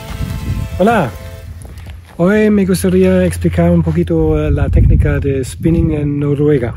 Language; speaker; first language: Spanish; non-native, learner; German